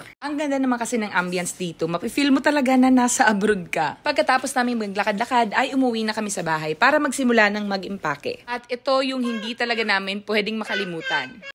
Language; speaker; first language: Filipino; non-native, local second language; Cebuano